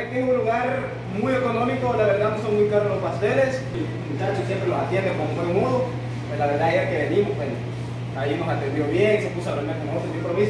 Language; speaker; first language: Spanish; native; Spanish